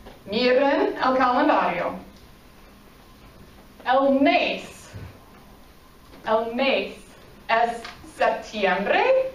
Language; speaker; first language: Spanish; non-native, fluent; English